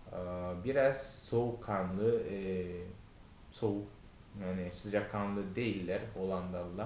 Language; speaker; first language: Turkish; non-native, fluent; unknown